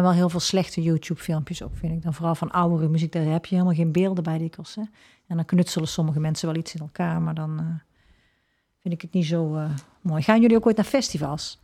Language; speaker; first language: Dutch; native; Dutch